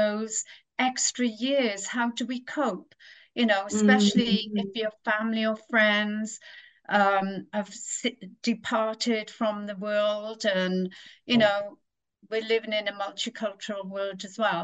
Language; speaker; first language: English; native; English